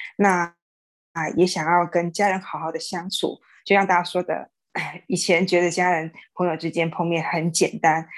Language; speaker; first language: Chinese; native; Chinese